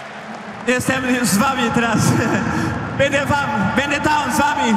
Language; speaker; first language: Polish; non-native, learner; Portuguese